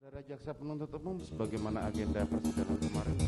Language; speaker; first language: Indonesian; native; Indonesian